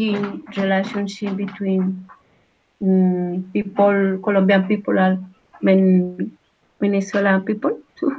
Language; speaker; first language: English; non-native, learner; Spanish